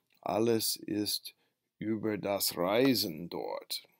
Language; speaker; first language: German; non-native, fluent; English